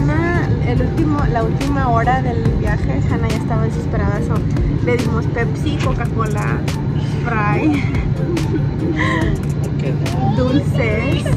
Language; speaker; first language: Spanish; early bilingual, heritage; Spanish